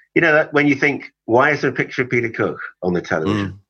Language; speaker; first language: English; native; English